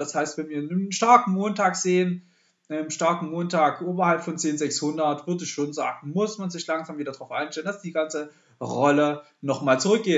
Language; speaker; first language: German; native; German